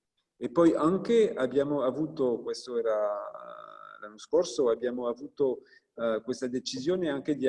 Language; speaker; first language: Italian; non-native, fluent; French